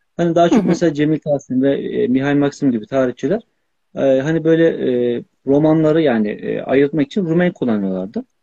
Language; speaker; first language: Turkish; native; Turkish